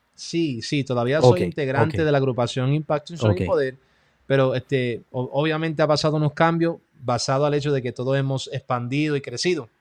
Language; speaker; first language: Spanish; early bilingual, heritage; Spanish